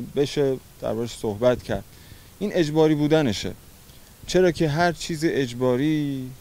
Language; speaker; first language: Persian; native; Persian